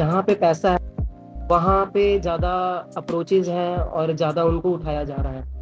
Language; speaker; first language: Hindi; native; Hindi